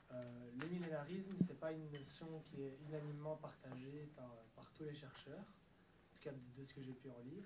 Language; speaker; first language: French; native; French